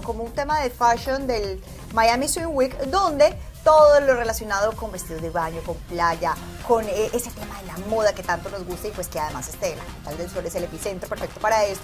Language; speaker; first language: Spanish; native; Spanish